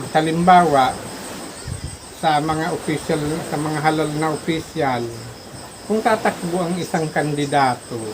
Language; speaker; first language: Filipino; non-native, local second language; Bikol